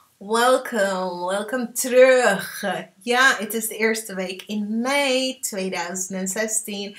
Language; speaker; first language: Dutch; early bilingual, heritage; English